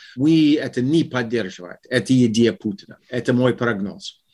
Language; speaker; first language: Russian; non-native, learner; English